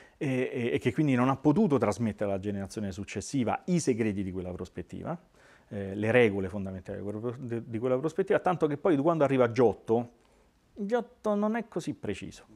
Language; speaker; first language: Italian; native; Italian